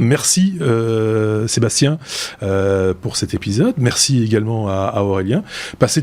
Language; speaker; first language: French; native; French